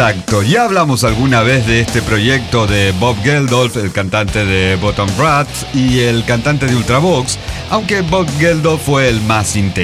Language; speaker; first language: Spanish; native; Spanish